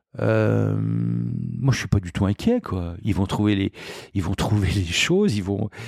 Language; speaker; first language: French; native; French